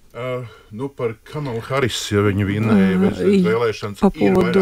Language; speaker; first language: Russian; non-native, local second language; Latvian